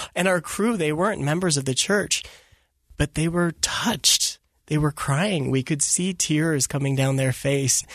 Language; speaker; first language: English; early bilingual, other home language; Filipino